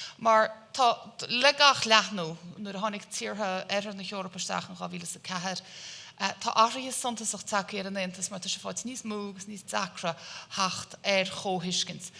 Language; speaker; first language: Irish; native; Irish